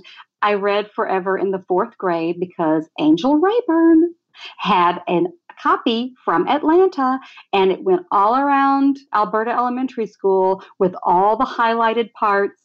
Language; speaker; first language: English; native; English